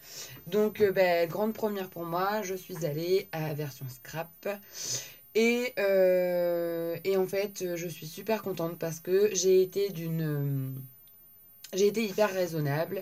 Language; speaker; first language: French; native; French